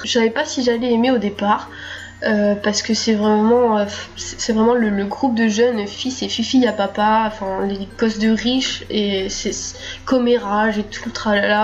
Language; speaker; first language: French; native; French